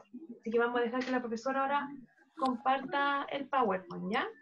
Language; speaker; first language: Spanish; native; Spanish